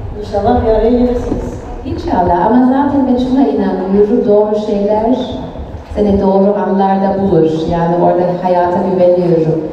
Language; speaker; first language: Turkish; non-native, fluent; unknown